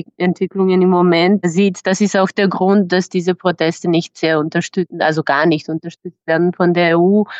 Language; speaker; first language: German; non-native, fluent; Serbian